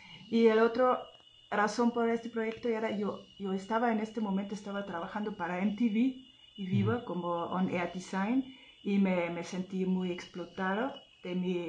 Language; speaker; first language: Spanish; non-native, fluent; German